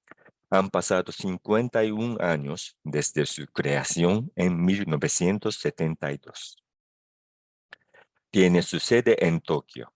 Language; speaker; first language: Spanish; non-native, fluent; Japanese